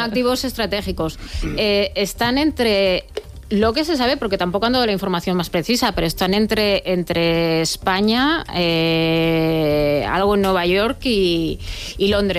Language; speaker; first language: Spanish; native; Spanish